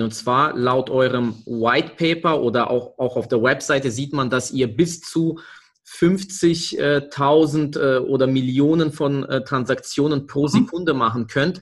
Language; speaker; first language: German; native; German